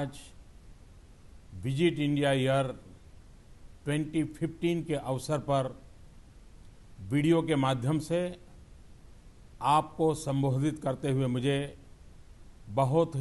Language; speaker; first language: Hindi; non-native, local second language; Gujarati